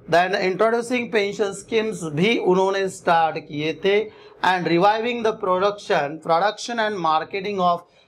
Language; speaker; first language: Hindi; non-native, local second language; Marathi